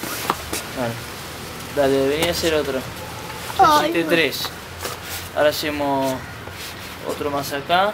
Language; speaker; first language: Spanish; native; Spanish